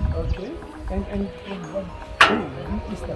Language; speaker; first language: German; non-native, learner; Urdu